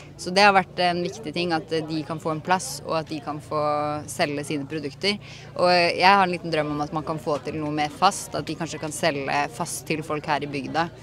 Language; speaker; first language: Norwegian; native; Norwegian